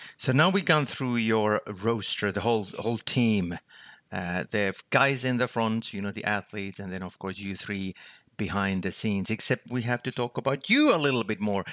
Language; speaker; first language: English; non-native, fluent; Finnish